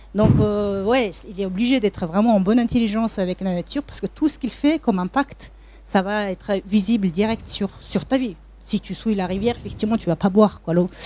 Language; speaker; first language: French; non-native, fluent; Mongolian